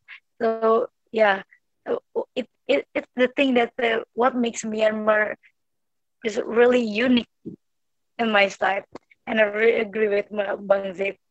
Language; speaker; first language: English; non-native, learner; Indonesian